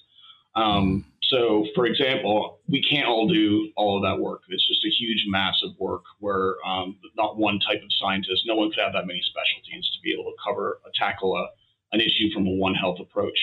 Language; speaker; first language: English; native; English